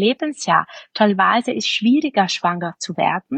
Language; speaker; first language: German; non-native, fluent; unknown